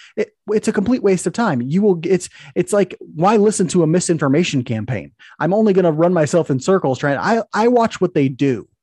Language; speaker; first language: English; native; English